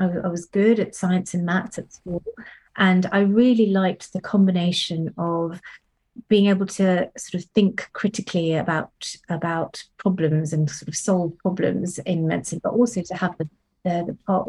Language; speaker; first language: English; non-native, local second language; Tamil